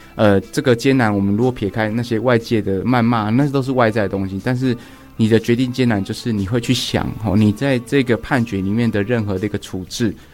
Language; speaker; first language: Chinese; native; Chinese